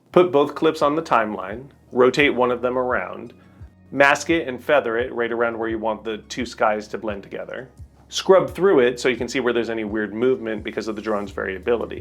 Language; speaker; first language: English; native; English